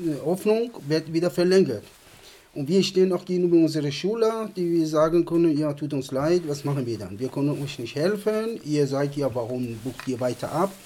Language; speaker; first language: German; non-native, fluent; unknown